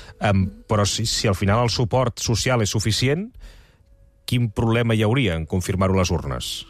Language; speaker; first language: Catalan; native; Catalan